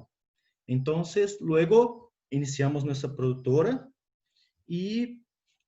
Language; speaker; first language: Spanish; non-native, fluent; Portuguese